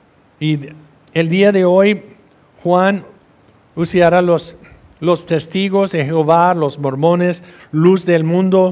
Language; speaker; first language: Spanish; non-native, fluent; English